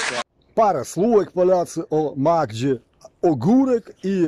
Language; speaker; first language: Polish; non-native, fluent; Ukrainian